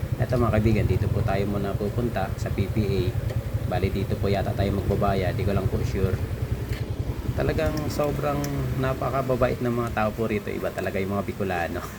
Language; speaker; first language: Filipino; non-native, local second language; Bikol